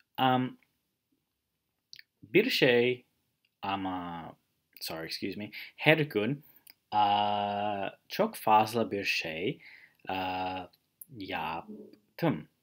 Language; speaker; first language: Turkish; non-native, learner; English